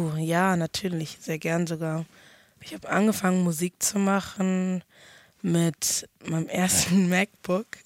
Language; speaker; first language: German; early bilingual, other home language; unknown